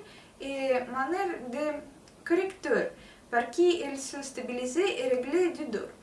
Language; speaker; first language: French; non-native, learner; Russian